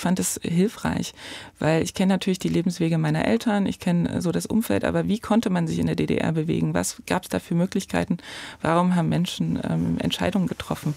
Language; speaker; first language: German; native; German